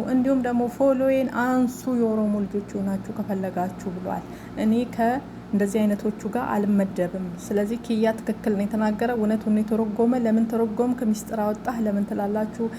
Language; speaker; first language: Amharic; non-native, local second language; Oromo